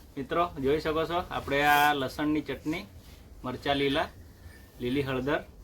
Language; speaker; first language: Gujarati; non-native, local second language; Kukna